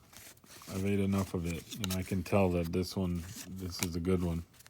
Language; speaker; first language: English; native; English